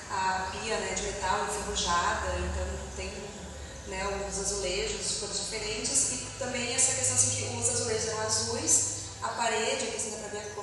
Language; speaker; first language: Portuguese; native; Portuguese